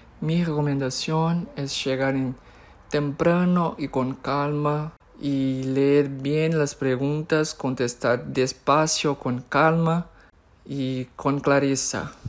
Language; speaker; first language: Spanish; non-native, fluent; Portuguese